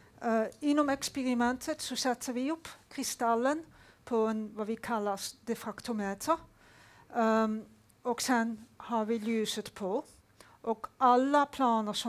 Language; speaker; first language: Swedish; non-native, fluent; Dutch